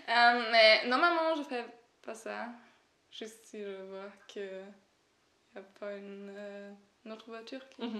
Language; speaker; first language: French; non-native, learner; German